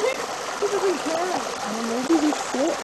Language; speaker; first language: English; native; English